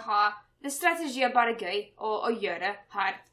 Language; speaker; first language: Norwegian; non-native, learner; English